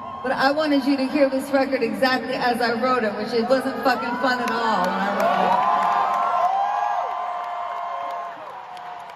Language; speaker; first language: English; native; English